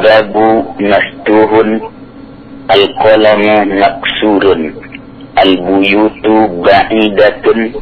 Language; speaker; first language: Arabic; non-native, learner; Indonesian